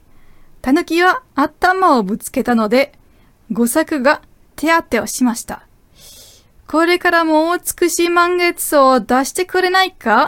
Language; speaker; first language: Japanese; non-native, fluent; German